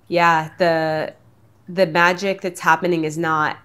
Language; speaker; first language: English; native; English